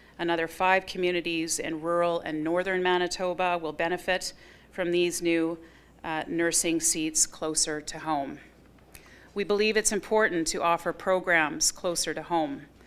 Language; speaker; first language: English; native; English